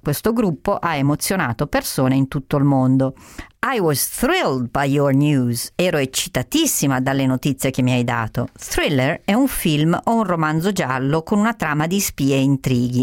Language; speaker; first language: Italian; native; Italian